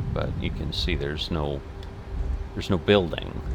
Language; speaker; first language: English; native; English